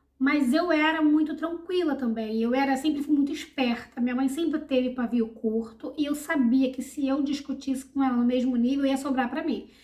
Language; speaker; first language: Portuguese; native; Portuguese